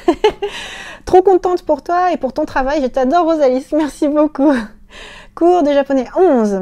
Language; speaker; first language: French; native; French